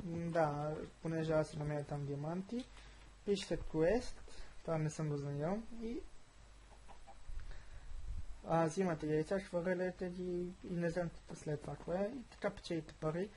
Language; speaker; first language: Bulgarian; native; Bulgarian